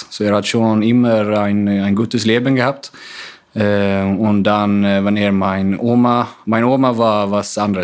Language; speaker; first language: German; non-native, fluent; Swedish